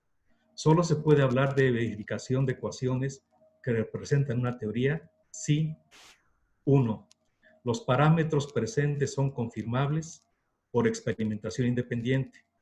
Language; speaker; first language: Spanish; native; Spanish